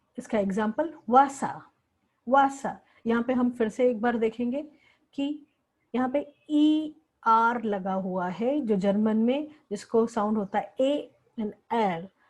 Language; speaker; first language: Hindi; native; Hindi